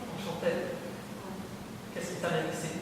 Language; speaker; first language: French; non-native, fluent; English